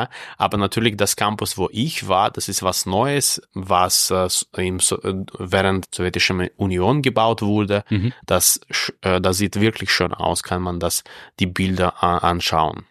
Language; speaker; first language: German; non-native, fluent; Russian